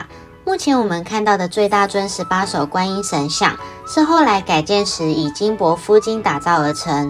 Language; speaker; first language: Chinese; native; Chinese